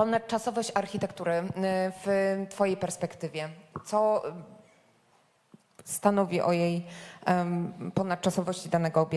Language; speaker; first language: Polish; native; Polish